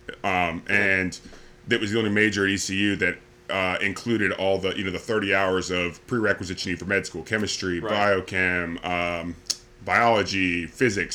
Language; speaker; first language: English; native; English